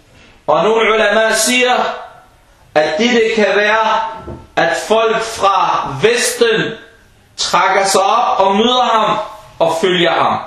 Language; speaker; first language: Danish; early bilingual, other home language; Arabic